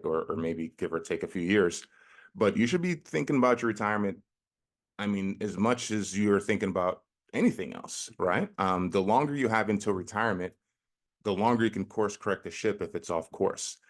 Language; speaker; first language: English; native; English